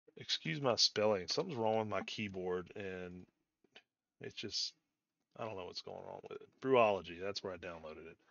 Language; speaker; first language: English; native; English